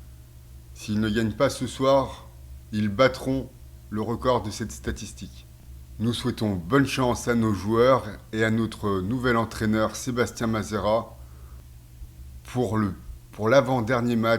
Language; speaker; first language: French; native; French